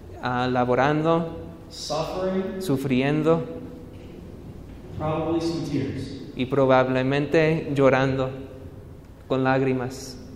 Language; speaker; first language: Spanish; non-native, learner; English